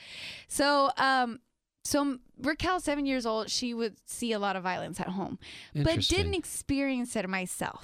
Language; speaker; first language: English; non-native, fluent; Spanish